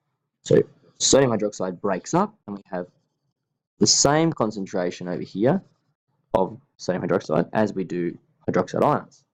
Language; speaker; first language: English; native; English